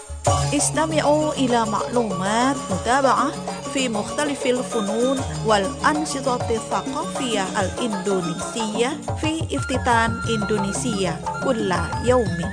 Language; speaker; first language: Arabic; non-native, fluent; Indonesian